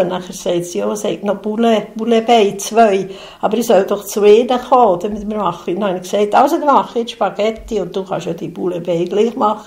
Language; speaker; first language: German; native; German